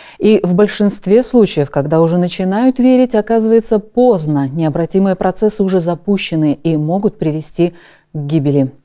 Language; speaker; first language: Russian; native; Russian